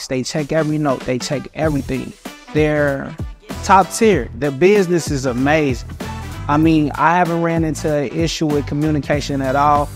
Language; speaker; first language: English; native; English